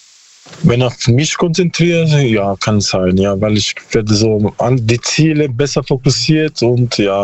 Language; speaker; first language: German; non-native, learner; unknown